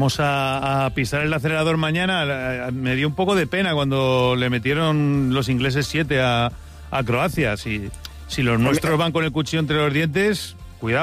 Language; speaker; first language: Spanish; native; Spanish